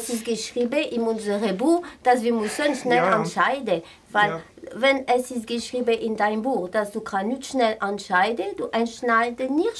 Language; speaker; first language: German; non-native, fluent; French